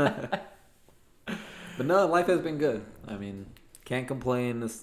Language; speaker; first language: English; non-native, fluent; Spanish